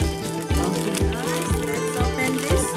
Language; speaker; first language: English; non-native, local second language; Filipino